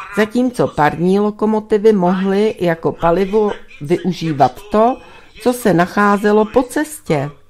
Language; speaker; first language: Czech; native; Czech